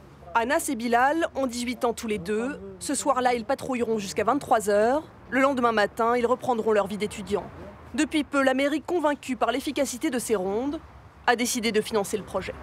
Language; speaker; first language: French; native; French